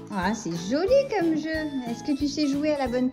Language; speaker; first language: French; native; French